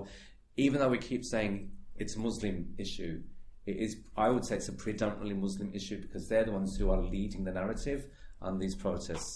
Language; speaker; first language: English; native; English